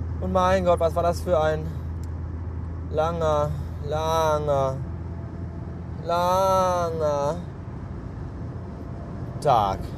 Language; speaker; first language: German; native; German